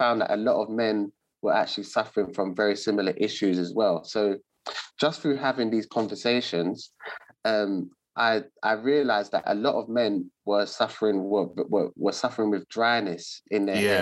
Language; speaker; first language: English; native; English